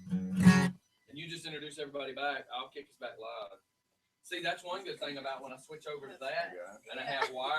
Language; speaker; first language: English; native; English